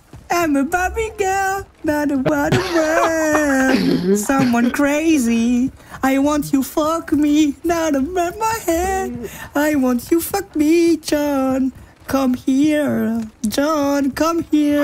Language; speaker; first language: English; non-native, learner; French